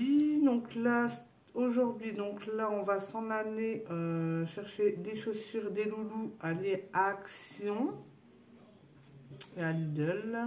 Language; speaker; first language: French; native; French